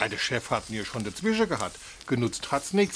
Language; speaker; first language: German; native; German